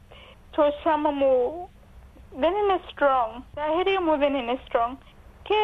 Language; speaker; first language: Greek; early bilingual, heritage; English